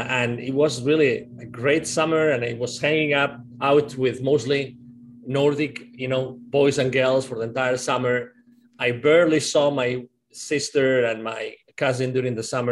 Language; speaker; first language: English; non-native, fluent; Spanish